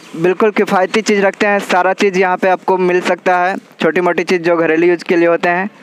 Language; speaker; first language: Hindi; native; Hindi